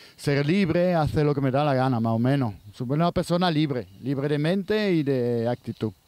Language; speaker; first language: Spanish; non-native, fluent; Swiss German